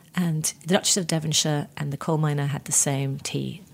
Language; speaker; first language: English; native; English